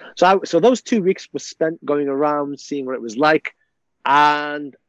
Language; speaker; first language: English; native; English